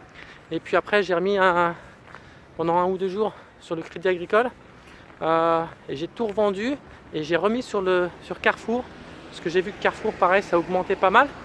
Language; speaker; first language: French; native; French